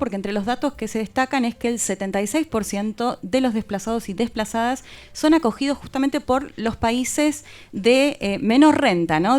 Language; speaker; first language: Spanish; native; Spanish